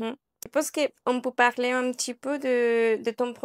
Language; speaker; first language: French; non-native, learner; Spanish